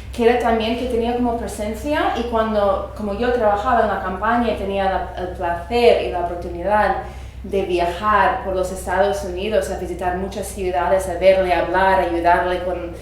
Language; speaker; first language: Spanish; early bilingual, other home language; English